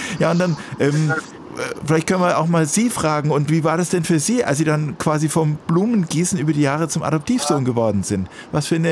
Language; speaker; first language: German; native; German